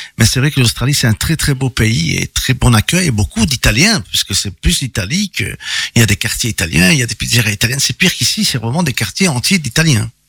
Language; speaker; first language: French; early bilingual, other home language; Italian